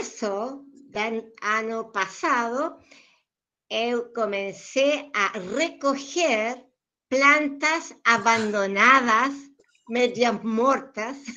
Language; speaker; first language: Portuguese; non-native, learner; Spanish